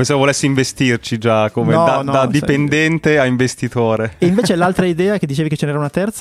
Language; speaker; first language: Italian; native; Italian